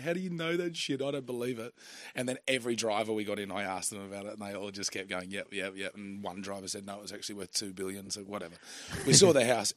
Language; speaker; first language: English; native; English